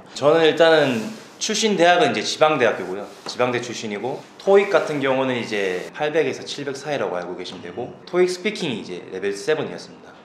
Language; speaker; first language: Korean; native; Korean